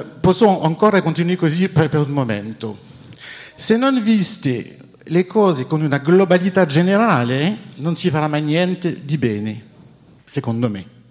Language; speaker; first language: Italian; non-native, fluent; French